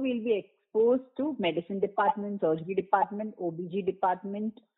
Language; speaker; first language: English; non-native, local second language; Malayalam